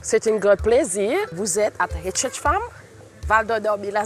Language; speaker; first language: French; non-native, local second language; Seselwa Creole French